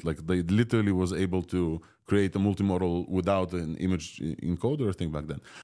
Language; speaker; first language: English; non-native, fluent; Russian